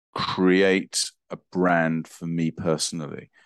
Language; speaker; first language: English; native; English